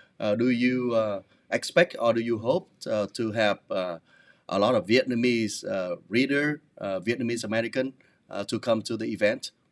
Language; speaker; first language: English; non-native, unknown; Vietnamese